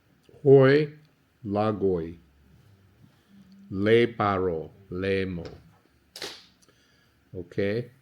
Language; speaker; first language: French; non-native, learner; English